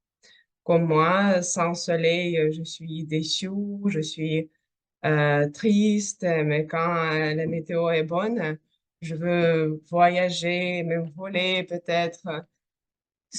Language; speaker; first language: French; non-native, fluent; Russian